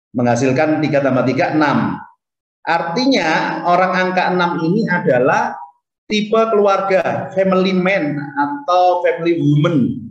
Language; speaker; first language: Indonesian; native; Indonesian